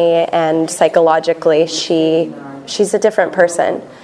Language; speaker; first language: English; native; English